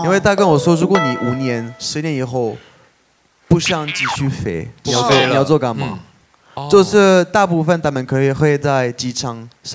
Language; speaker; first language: Chinese; non-native, fluent; French